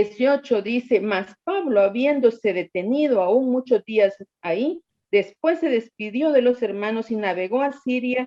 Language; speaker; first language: Spanish; native; Spanish